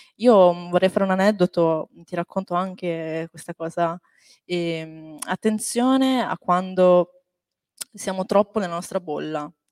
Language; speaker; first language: Italian; early bilingual, other home language; Chinese